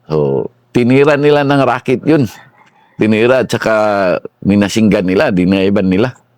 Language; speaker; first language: Filipino; non-native, local second language; Cebuano